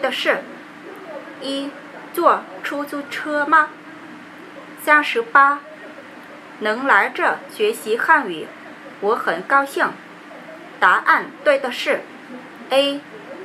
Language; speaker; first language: Chinese; non-native, learner; Vietnamese